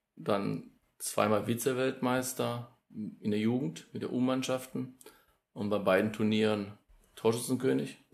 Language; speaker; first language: German; early bilingual, other home language; Polish